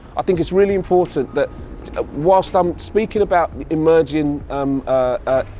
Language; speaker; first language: English; native; English